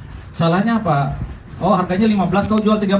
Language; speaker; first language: Indonesian; native; Indonesian